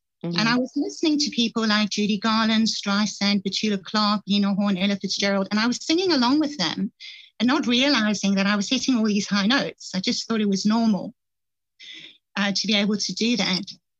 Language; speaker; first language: English; native; English